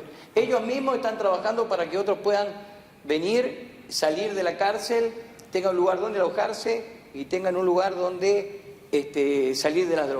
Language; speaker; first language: Spanish; native; Spanish